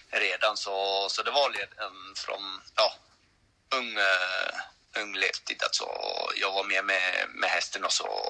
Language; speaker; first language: Swedish; non-native, learner; French